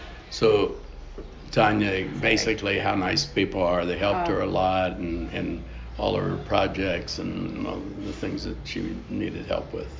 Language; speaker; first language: English; native; English